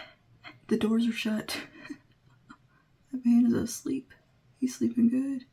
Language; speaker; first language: English; native; English